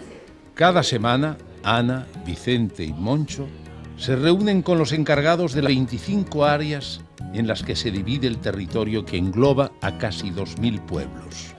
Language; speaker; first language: Spanish; native; Spanish